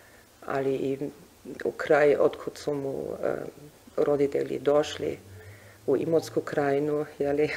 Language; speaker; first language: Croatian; non-native, fluent; German